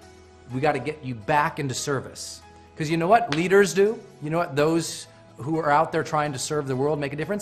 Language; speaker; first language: English; native; English